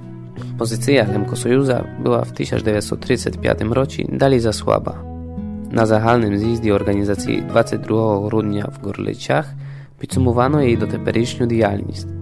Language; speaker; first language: Polish; non-native, local second language; Rusyn